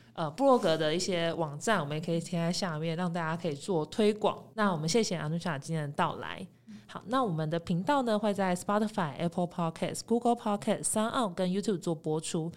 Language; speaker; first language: Chinese; native; Chinese